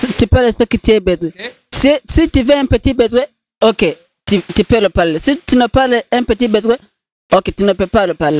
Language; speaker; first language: French; non-native, local second language; Rundi